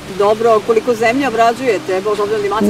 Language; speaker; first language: Croatian; native; Croatian